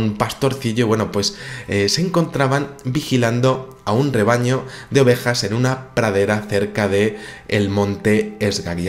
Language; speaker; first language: Spanish; native; Spanish